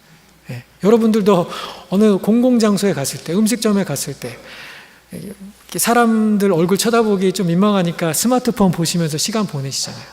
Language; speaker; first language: Korean; native; Korean